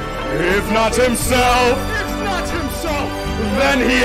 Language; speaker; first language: English; native; English